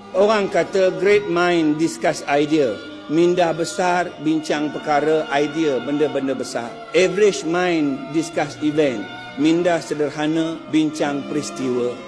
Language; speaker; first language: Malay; non-native, local second language; Chinese